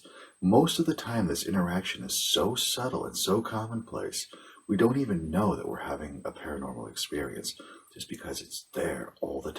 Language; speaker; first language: English; native; English